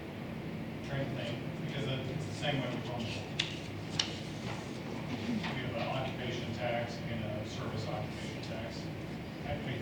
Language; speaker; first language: English; native; English